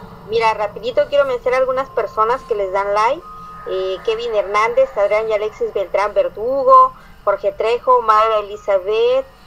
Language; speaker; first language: Spanish; native; Spanish